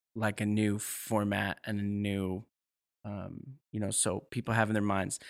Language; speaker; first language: English; native; English